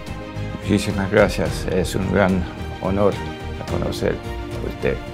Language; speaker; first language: Spanish; non-native, local second language; English